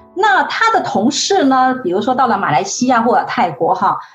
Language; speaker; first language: Chinese; native; Chinese